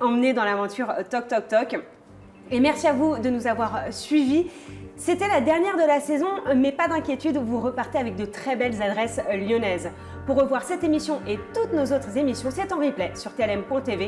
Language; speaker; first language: French; native; French